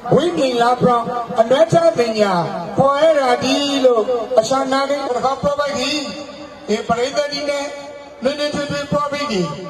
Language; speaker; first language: Burmese; native; Burmese